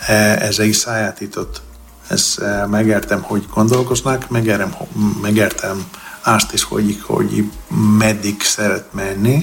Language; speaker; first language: Hungarian; non-native, learner; Greek